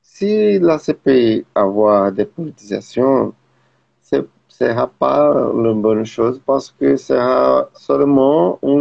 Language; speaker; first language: French; non-native, learner; Portuguese